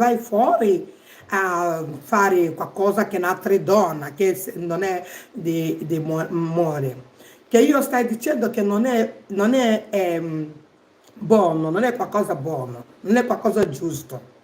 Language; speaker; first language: Italian; non-native, learner; Igbo